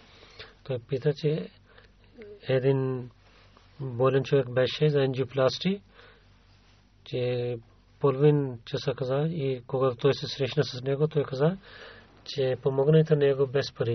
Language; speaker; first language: Bulgarian; non-native, learner; Urdu